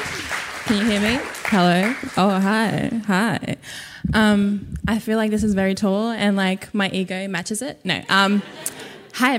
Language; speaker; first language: English; non-native, local second language; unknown